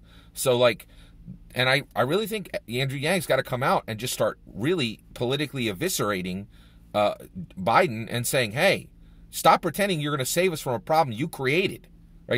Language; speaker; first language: English; native; English